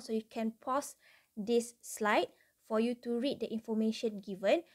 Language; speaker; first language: English; non-native, local second language; Malay